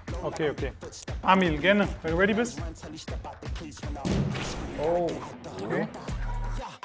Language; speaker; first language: German; native; German